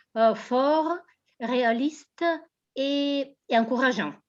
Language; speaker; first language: French; non-native, fluent; Bulgarian